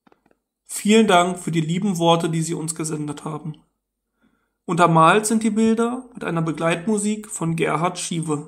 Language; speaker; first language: German; native; German